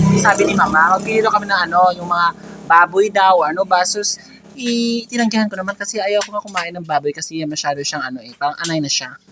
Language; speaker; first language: Filipino; non-native, local second language; Cebuano